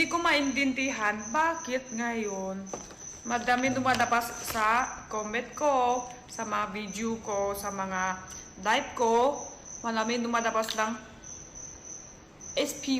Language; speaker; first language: Filipino; non-native, learner; Chinese